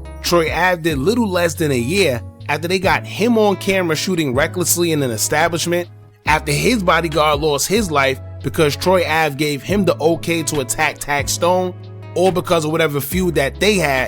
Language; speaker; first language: English; native; English